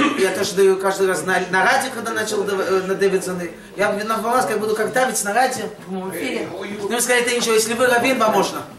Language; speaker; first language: Russian; early bilingual, heritage; Russian